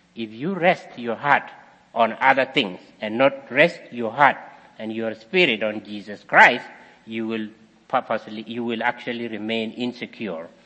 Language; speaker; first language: English; non-native, fluent; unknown